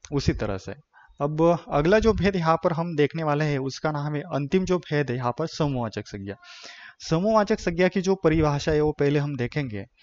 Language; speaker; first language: Hindi; non-native, local second language; Marathi